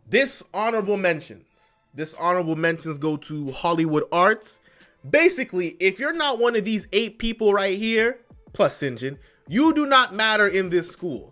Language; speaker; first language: English; native; English